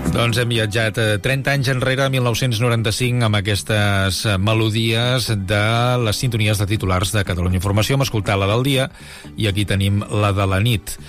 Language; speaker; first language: Catalan; native; Catalan